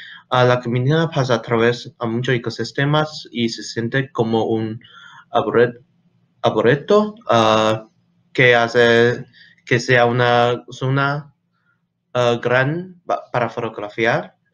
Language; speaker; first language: Spanish; non-native, learner; English